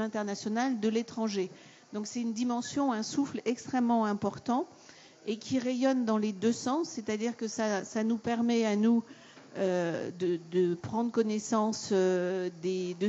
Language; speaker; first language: French; native; French